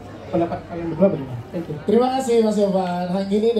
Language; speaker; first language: Indonesian; native; Indonesian